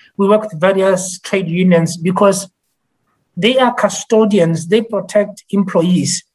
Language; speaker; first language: English; non-native, local second language; Tswana